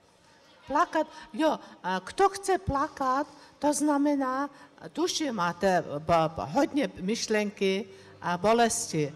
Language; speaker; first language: Czech; non-native, learner; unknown